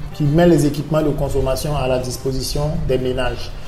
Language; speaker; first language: French; non-native, local second language; Mossi